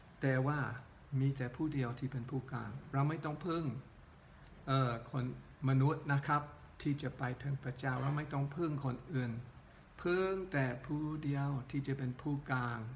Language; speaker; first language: Thai; non-native, local second language; Northeastern Thai